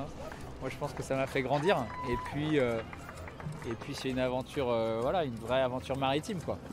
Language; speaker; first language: French; native; French